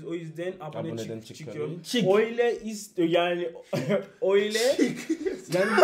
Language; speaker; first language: Turkish; non-native, learner; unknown